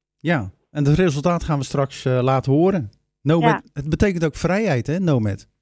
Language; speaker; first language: Dutch; native; Dutch